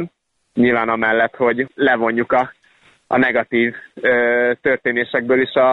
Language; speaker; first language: Hungarian; native; Hungarian